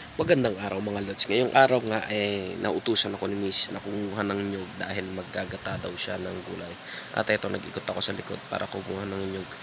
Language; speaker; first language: Filipino; native; Filipino